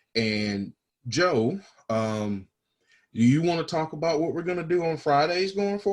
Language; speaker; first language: English; native; English